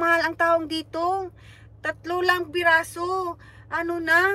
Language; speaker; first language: Filipino; non-native, local second language; Hiligaynon